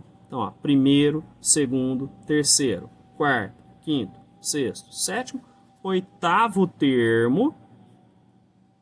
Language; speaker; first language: Portuguese; native; Portuguese